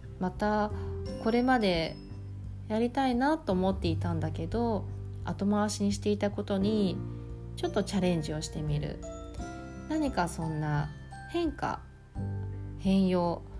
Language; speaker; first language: Japanese; native; Japanese